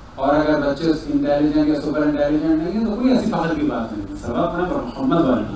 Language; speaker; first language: Urdu; native; Urdu